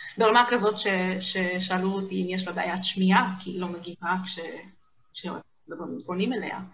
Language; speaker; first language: Hebrew; non-native, fluent; Hungarian